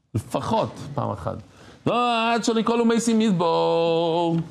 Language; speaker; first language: Hebrew; non-native, fluent; English